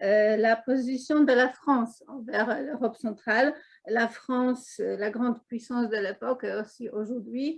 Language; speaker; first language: French; non-native, fluent; Polish